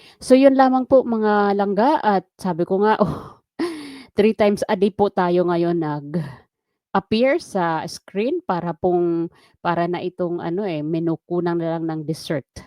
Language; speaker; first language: Filipino; non-native, local second language; Waray